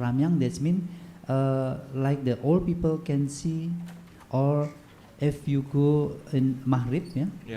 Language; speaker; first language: English; non-native, learner; Indonesian